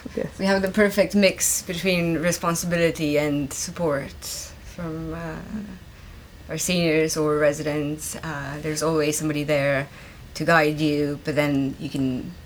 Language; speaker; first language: English; non-native, fluent; Romanian